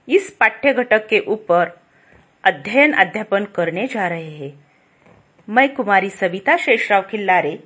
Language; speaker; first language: Hindi; non-native, local second language; Marathi